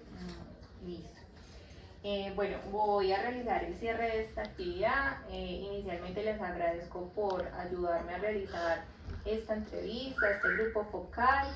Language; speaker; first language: Spanish; native; Spanish